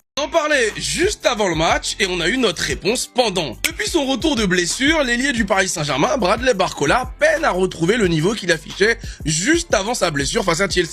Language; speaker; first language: French; native; French